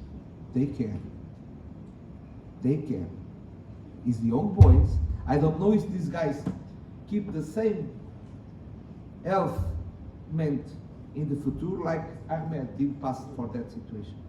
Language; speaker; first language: English; non-native, learner; Portuguese